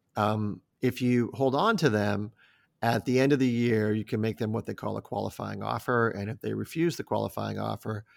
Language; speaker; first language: English; native; English